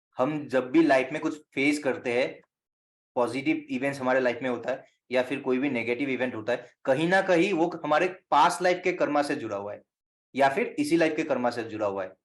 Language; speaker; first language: Hindi; non-native, local second language; Assamese